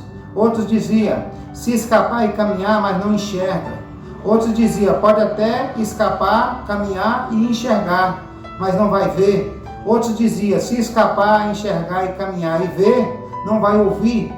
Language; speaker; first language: Portuguese; native; Portuguese